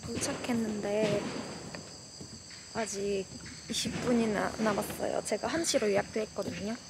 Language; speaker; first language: Korean; non-native, fluent; Russian